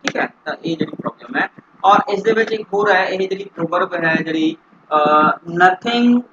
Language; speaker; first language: Hindi; non-native, local second language; Punjabi